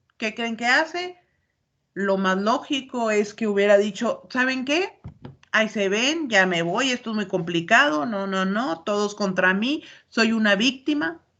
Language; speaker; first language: Spanish; native; Spanish